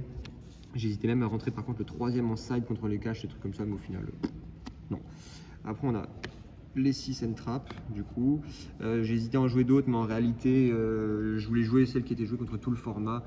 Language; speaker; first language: French; native; French